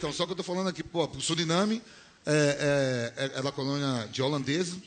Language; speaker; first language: Portuguese; native; Portuguese